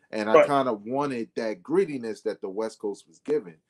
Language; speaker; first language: English; native; English